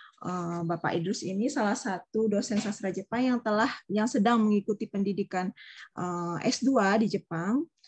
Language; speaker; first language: Indonesian; native; Indonesian